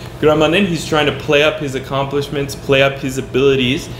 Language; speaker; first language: English; native; English